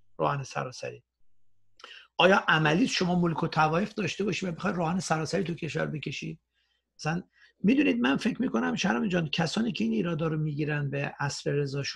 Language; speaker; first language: Persian; native; Persian